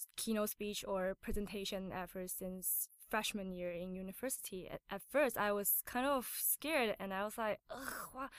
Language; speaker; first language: English; non-native, fluent; Chinese